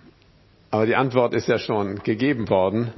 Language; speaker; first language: German; non-native, fluent; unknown